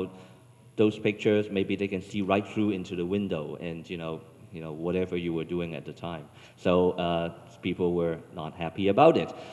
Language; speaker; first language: English; non-native, local second language; Cantonese